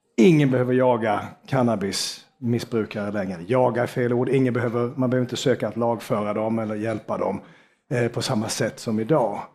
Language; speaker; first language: Swedish; native; Swedish